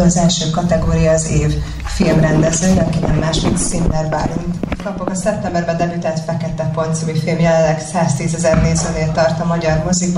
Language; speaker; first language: Hungarian; native; Hungarian